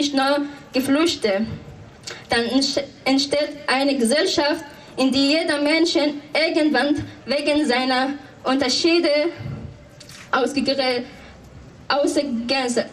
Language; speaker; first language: German; non-native, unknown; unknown